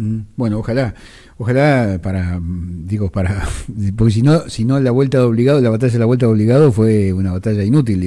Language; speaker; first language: Spanish; native; Spanish